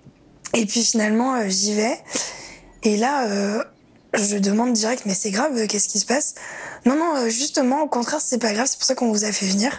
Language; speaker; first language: French; native; French